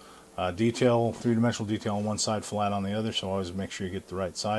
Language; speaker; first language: English; native; English